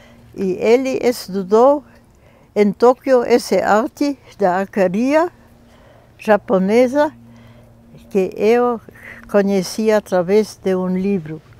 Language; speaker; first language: Portuguese; non-native, fluent; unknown